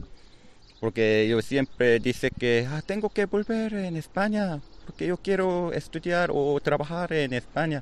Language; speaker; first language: Spanish; non-native, learner; Korean